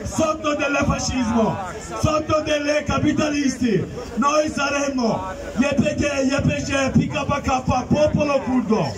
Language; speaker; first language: Italian; non-native, learner; Kurdish